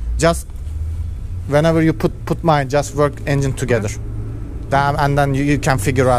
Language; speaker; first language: English; non-native, learner; Turkish